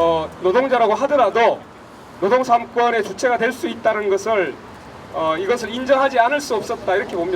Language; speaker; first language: Korean; native; Korean